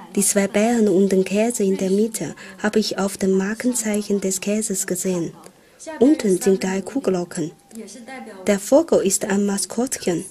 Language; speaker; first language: German; non-native, fluent; Chinese